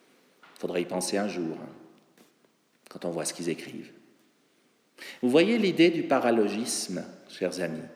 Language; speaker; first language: French; native; French